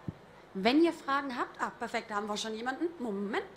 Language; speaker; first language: German; native; German